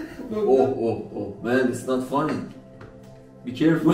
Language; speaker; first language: English; non-native, fluent; Persian